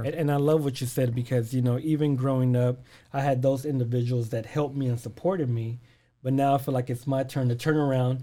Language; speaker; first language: English; early bilingual, other home language; Spanish